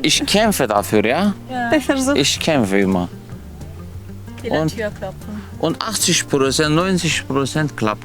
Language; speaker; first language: German; non-native, learner; Turkish